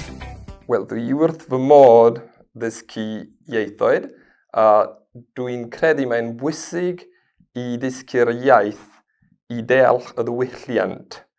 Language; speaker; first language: Welsh; non-native, learner; Spanish